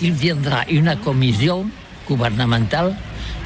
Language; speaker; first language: French; non-native, learner; Catalan